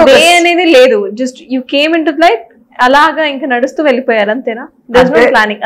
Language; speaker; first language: Telugu; native; Telugu